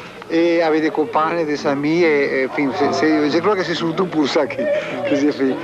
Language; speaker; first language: French; non-native, fluent; Spanish